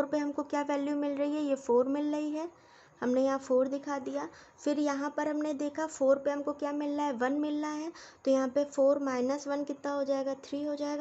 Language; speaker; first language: Hindi; native; Hindi